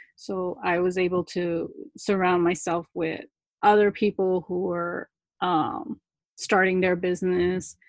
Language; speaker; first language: English; early bilingual, other home language; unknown